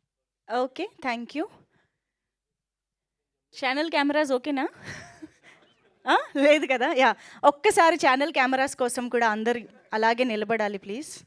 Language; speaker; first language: Telugu; native; Telugu